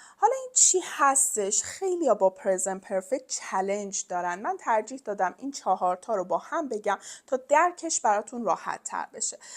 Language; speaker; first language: Persian; native; Persian